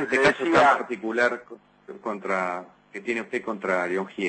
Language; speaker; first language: Spanish; native; Spanish